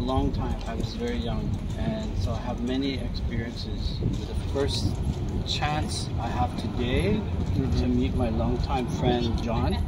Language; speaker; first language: English; non-native, fluent; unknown